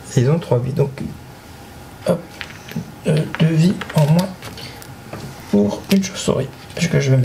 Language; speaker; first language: French; native; French